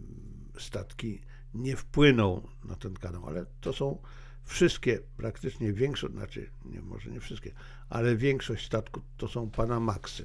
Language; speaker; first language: Polish; native; Polish